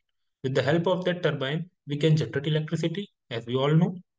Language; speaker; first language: English; non-native, local second language; Hindi